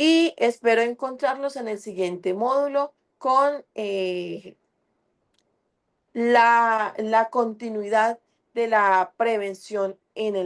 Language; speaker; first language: Spanish; native; Spanish